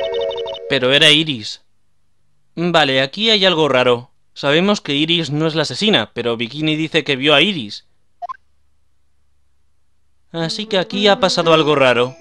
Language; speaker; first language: Spanish; native; Spanish